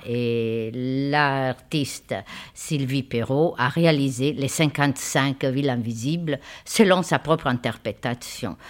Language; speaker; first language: French; non-native, fluent; Italian